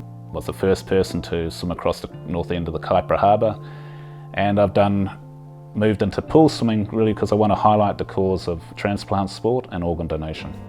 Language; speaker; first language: English; native; English